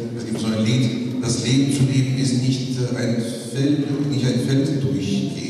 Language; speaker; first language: German; non-native, fluent; Russian